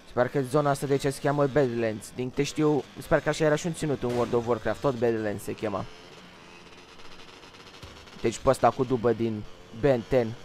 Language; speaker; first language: Romanian; native; Romanian